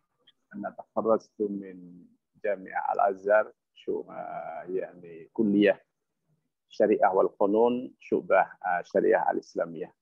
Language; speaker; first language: Arabic; non-native, fluent; Indonesian